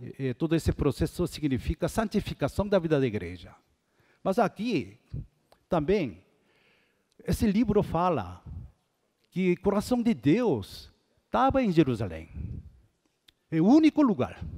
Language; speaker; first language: Portuguese; non-native, fluent; Korean